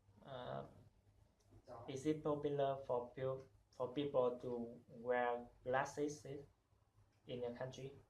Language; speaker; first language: English; non-native, learner; Vietnamese